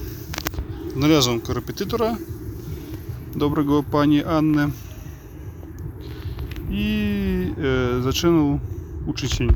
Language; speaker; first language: Polish; non-native, learner; Russian